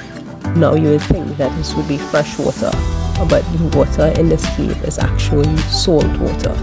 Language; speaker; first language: English; native; English